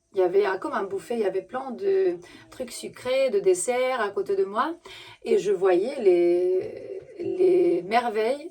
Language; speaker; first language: French; non-native, fluent; Romanian